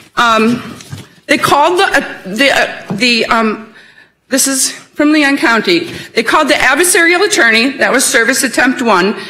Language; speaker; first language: English; native; English